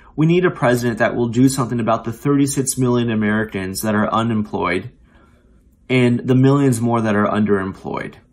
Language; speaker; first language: English; native; English